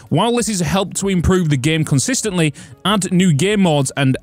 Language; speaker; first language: English; native; English